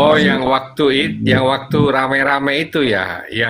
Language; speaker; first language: Indonesian; native; Indonesian